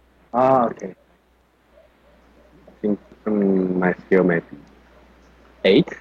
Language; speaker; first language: English; non-native, learner; Chinese